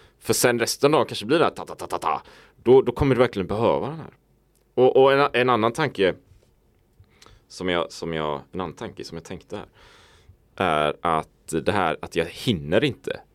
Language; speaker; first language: Swedish; native; Swedish